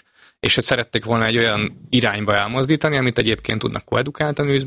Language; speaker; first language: Hungarian; native; Hungarian